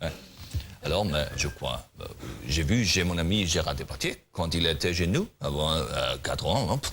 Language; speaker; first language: French; non-native, learner; German